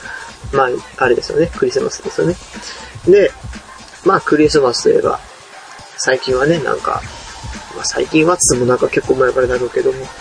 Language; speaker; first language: Japanese; native; Japanese